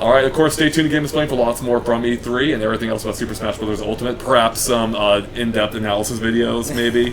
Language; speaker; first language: English; native; English